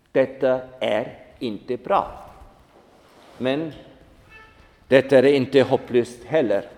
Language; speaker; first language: Swedish; non-native, fluent; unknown